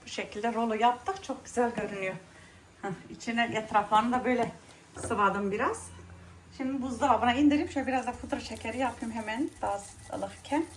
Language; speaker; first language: Turkish; native; Turkish